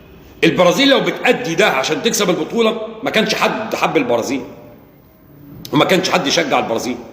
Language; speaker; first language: Arabic; native; Arabic